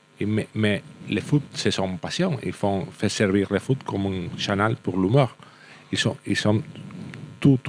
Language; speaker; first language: French; non-native, learner; Spanish